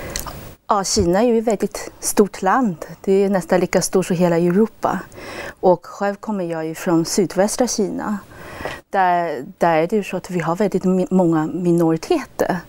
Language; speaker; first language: Swedish; non-native, fluent; Chinese